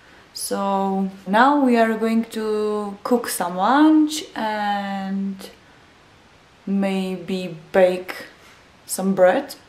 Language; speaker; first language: English; non-native, learner; Czech